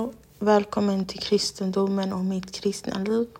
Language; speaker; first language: Swedish; non-native, local second language; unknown